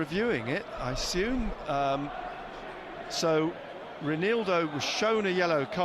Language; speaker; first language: English; native; English